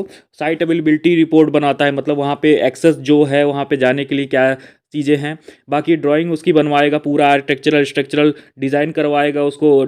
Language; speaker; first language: Hindi; native; Hindi